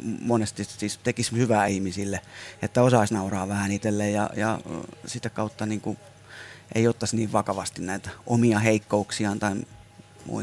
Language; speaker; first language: Finnish; native; Finnish